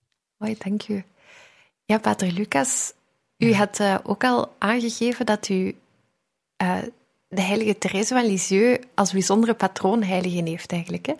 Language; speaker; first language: Dutch; native; Dutch